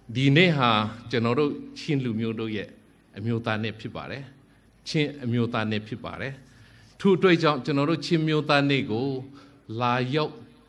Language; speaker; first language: Burmese; non-native, local second language; Hakha Chin